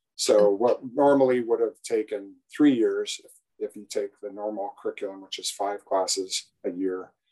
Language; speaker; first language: English; native; English